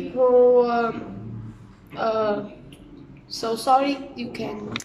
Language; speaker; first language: English; non-native, learner; Vietnamese